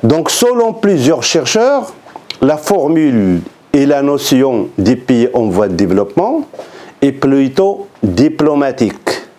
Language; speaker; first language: French; non-native, local second language; Arabic